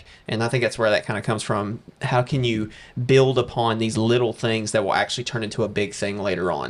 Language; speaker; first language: English; native; English